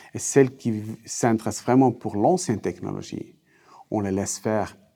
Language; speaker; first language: French; non-native, fluent; German